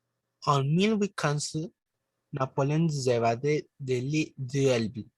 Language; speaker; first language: French; non-native, learner; Spanish